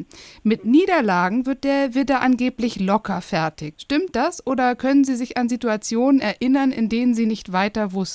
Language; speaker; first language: German; native; German